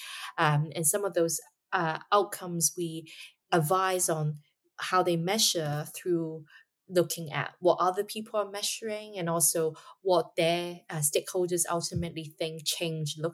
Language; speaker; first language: English; non-native, local second language; Cantonese